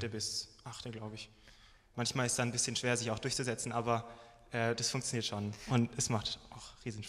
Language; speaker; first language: German; native; German